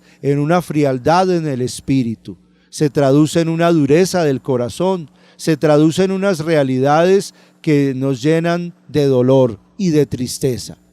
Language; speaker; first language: Spanish; native; Spanish